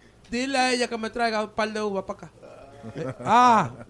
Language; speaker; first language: Spanish; early bilingual, heritage; Spanish